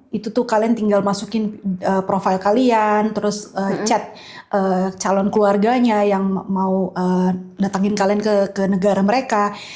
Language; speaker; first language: Indonesian; native; Indonesian